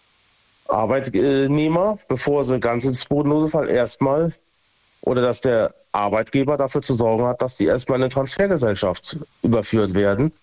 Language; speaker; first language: German; native; German